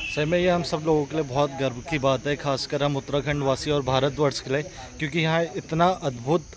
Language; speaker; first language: Hindi; native; Hindi